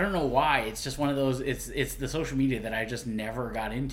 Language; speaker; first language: English; native; English